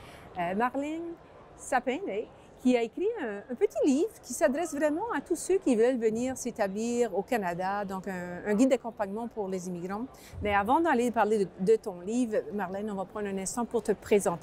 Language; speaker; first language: French; native; French